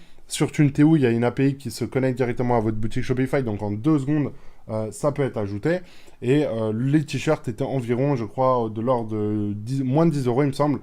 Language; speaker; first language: French; native; French